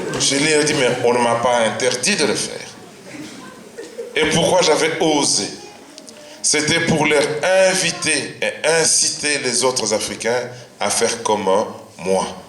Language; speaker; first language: French; non-native, local second language; Luba-Lulua